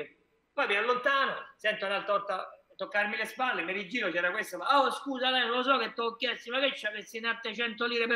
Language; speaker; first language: Italian; native; Italian